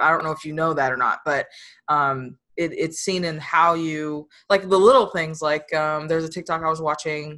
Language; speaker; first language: English; native; English